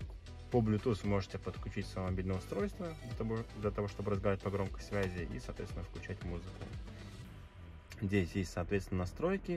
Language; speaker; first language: Russian; native; Russian